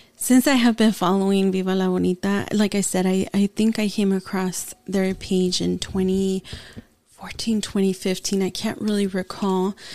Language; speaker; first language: English; early bilingual, other home language; Spanish